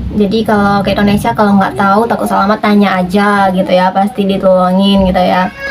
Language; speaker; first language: Indonesian; native; Indonesian